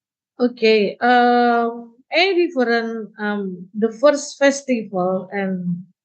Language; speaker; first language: English; non-native, learner; Indonesian